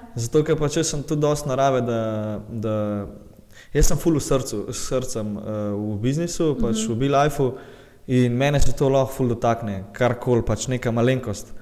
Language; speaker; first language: Slovenian; early bilingual, other home language; Bosnian